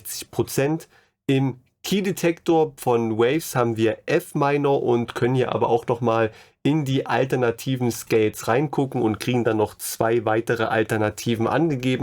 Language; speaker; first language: German; native; German